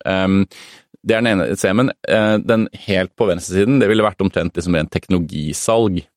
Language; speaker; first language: Norwegian; native; Norwegian